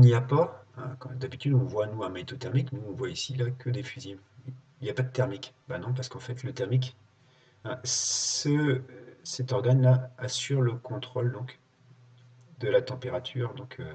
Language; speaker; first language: French; native; French